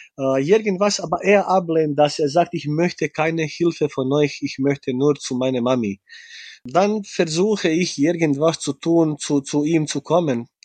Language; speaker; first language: German; non-native, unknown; Bosnian